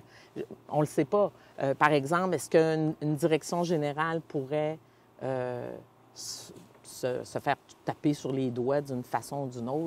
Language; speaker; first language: French; native; French